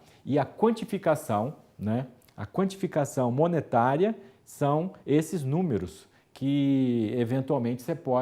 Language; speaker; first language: Portuguese; native; Portuguese